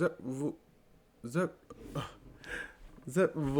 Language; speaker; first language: Vietnamese; non-native, learner; English